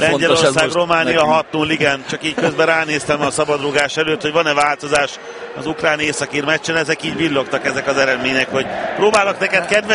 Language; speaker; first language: Hungarian; native; Hungarian